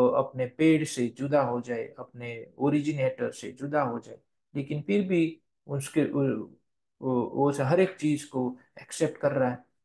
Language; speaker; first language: Hindi; non-native, local second language; Gujarati